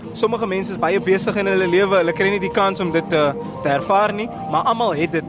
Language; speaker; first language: Afrikaans; non-native, learner; English